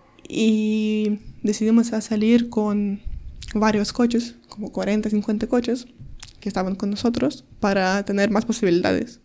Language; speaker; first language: Spanish; non-native, learner; Ukrainian